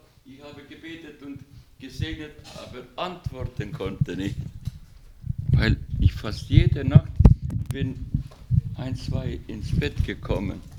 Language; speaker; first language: German; non-native, learner; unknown